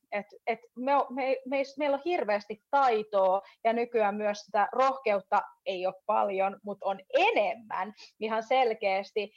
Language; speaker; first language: Finnish; native; Finnish